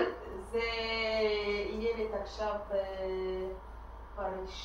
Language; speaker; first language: Hebrew; non-native, learner; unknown